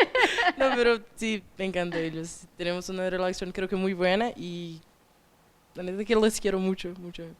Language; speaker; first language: Spanish; non-native, fluent; Portuguese